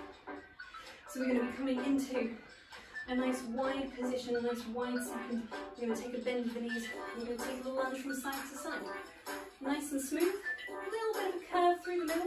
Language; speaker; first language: English; native; English